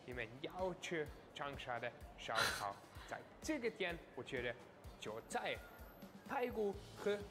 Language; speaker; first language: Chinese; non-native, fluent; German